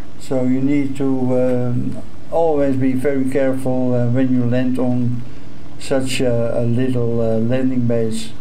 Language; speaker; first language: English; non-native, fluent; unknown